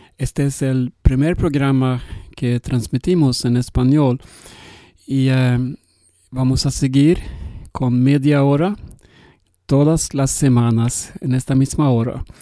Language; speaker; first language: Spanish; non-native, learner; Swedish